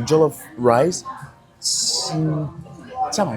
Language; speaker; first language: Korean; non-native, fluent; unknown